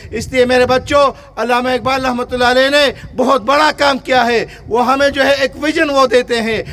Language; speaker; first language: Urdu; non-native, local second language; Pashto